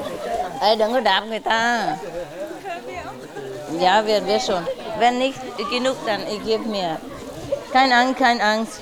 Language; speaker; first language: German; non-native, learner; Vietnamese